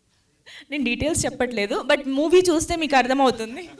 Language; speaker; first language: Telugu; non-native, learner; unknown